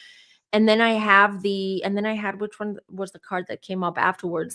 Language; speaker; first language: English; native; English